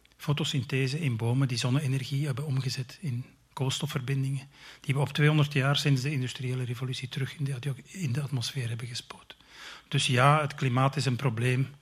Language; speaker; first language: Dutch; native; Dutch